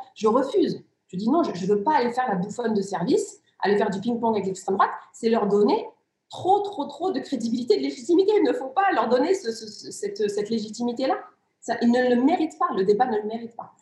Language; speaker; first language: French; early bilingual, other home language; Riffian